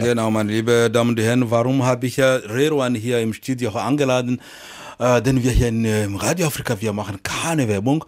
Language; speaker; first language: German; non-native, fluent; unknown